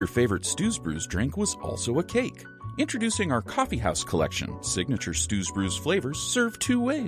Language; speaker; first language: English; native; English